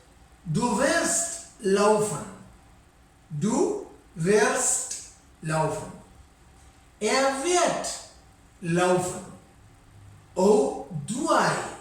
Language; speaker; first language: German; non-native, fluent; Sinhala